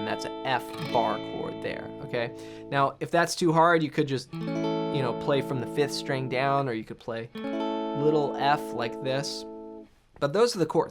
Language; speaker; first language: English; native; English